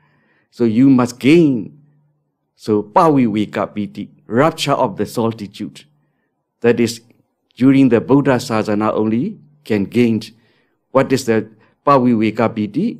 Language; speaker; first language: English; non-native, learner; Burmese